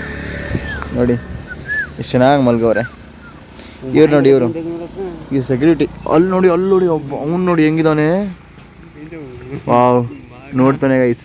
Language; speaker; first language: Kannada; native; Kannada